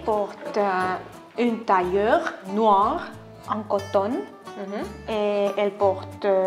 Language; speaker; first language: French; non-native, learner; Estonian